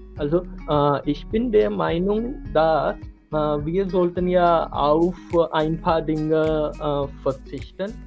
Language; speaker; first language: German; non-native, learner; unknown